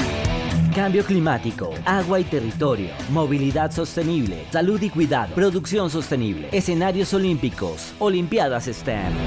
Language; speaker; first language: Spanish; native; Spanish